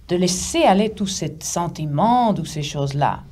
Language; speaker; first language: French; non-native, fluent; Greek